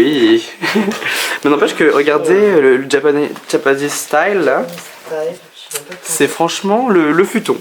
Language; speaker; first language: French; native; French